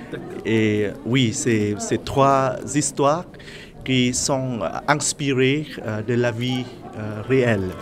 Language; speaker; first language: French; non-native, learner; Vietnamese